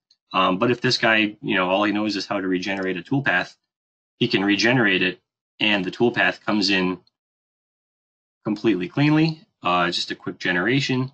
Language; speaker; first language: English; native; English